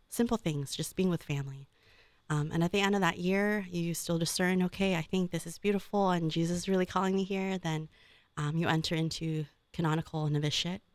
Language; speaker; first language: English; native; English